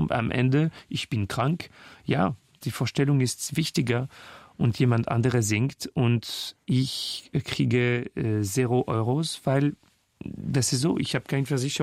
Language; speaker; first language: German; non-native, fluent; French